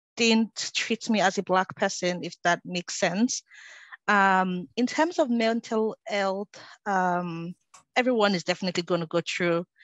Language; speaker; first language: English; non-native, local second language; Yoruba